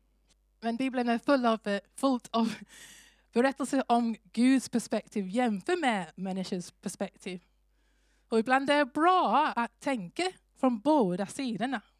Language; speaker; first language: Swedish; non-native, fluent; English